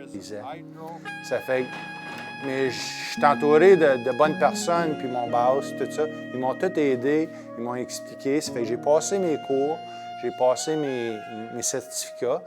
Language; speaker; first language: French; native; French